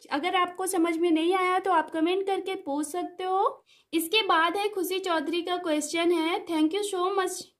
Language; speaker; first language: Hindi; native; Hindi